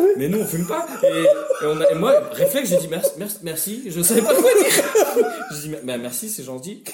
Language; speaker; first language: French; native; French